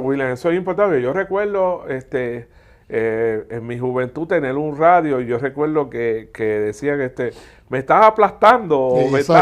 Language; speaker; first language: Spanish; native; Spanish